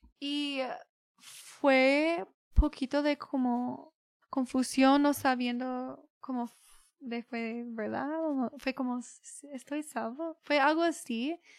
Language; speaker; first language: Spanish; early bilingual, heritage; Spanish